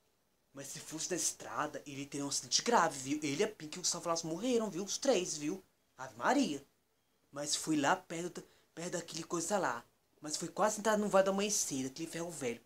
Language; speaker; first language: Portuguese; native; Portuguese